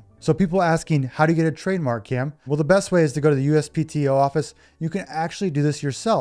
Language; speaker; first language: English; native; English